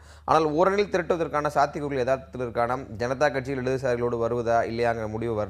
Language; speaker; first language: Tamil; native; Tamil